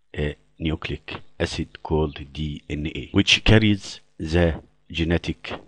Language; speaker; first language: English; non-native, fluent; Arabic